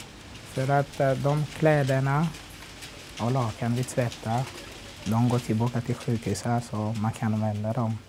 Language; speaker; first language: Swedish; non-native, fluent; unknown